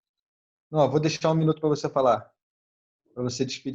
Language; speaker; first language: Portuguese; native; Portuguese